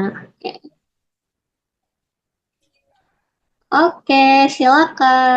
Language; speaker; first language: Indonesian; native; Indonesian